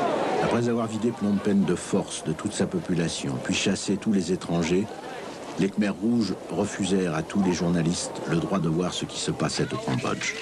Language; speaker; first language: French; native; French